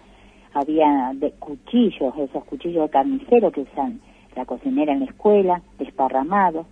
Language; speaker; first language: Spanish; native; Spanish